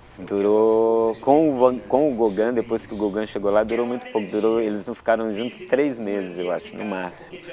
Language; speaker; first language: Portuguese; native; Portuguese